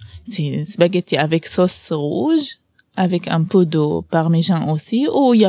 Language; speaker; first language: French; non-native, learner; Arabic